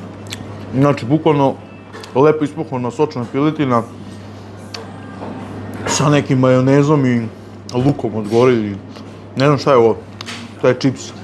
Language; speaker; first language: Bosnian; native; Bosnian